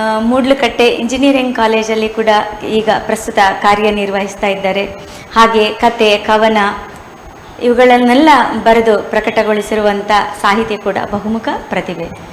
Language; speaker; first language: Kannada; native; Kannada